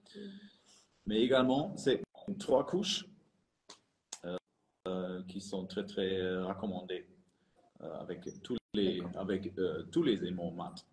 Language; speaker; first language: French; non-native, fluent; German